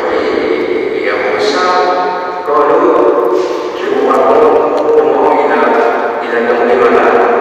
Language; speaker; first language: French; non-native, local second language; Morisyen